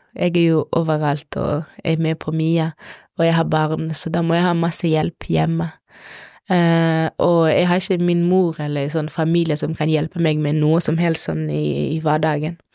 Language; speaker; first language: Norwegian; non-native, fluent; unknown